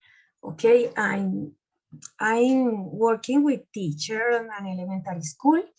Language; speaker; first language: English; non-native, learner; Spanish